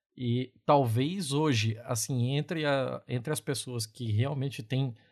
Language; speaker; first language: Portuguese; native; Portuguese